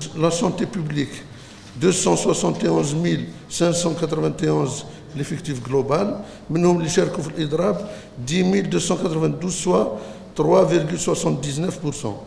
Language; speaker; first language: French; non-native, local second language; Arabic